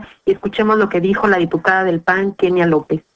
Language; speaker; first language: Spanish; native; Spanish